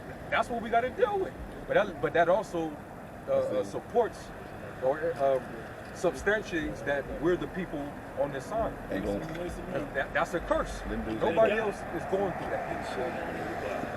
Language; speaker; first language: English; native; English